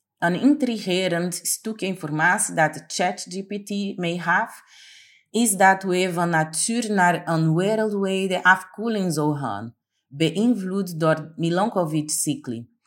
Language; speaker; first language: Dutch; non-native, fluent; Portuguese